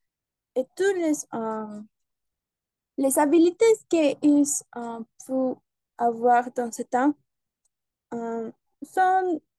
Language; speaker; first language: French; non-native, learner; Spanish